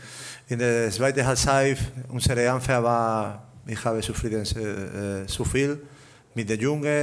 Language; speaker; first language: German; non-native, learner; Spanish